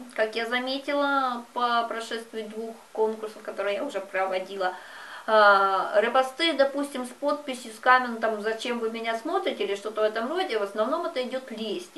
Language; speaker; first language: Russian; native; Russian